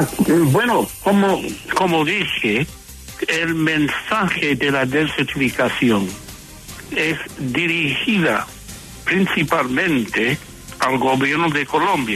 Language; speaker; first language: Spanish; non-native, fluent; English